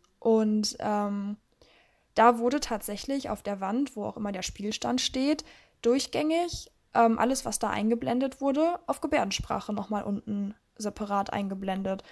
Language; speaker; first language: German; early bilingual, other home language; Russian